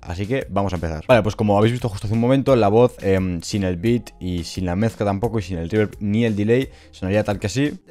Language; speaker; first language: Spanish; native; Spanish